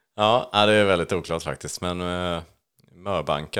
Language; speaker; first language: Swedish; native; Swedish